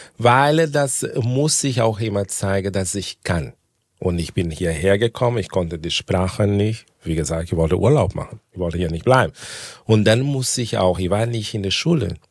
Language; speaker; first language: German; non-native, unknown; Portuguese